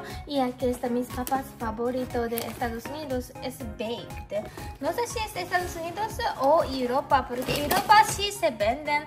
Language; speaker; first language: Spanish; non-native, learner; Japanese